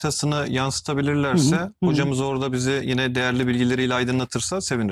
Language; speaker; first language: Turkish; native; Turkish